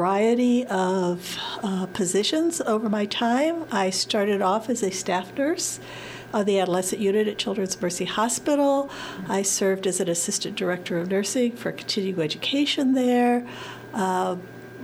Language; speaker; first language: English; native; English